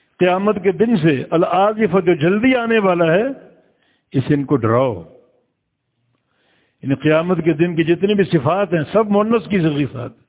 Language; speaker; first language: Urdu; native; Urdu